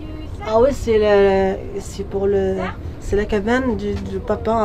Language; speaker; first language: French; non-native, learner; Arabic